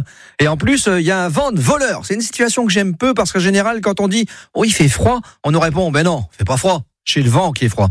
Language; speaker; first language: French; native; French